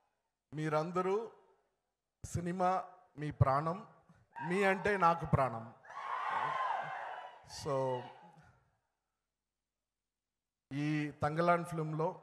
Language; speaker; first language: Telugu; non-native, learner; Tamil